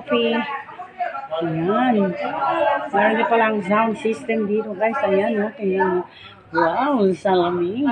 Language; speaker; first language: Filipino; non-native, local second language; Cebuano